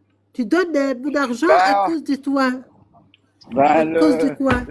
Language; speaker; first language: French; non-native, local second language; Arabic